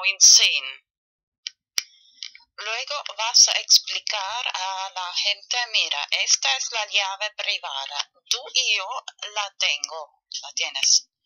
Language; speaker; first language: Spanish; non-native, fluent; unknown